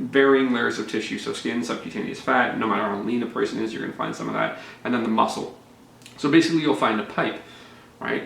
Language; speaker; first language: English; native; English